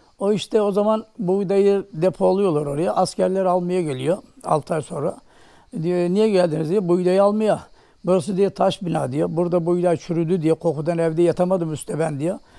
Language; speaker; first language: Turkish; native; Turkish